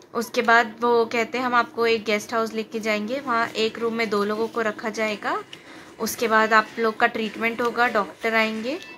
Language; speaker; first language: Hindi; native; Hindi